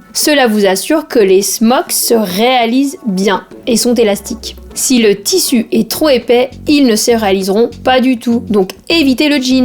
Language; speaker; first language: French; native; French